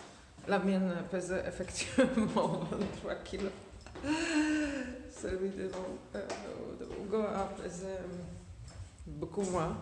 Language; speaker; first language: French; non-native, fluent; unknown